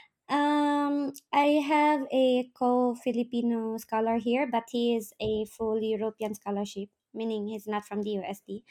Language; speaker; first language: English; non-native, local second language; Surigaonon